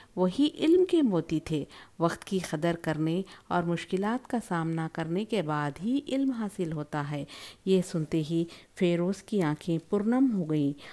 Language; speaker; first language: Urdu; native; Urdu